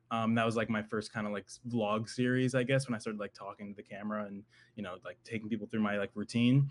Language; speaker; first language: English; native; English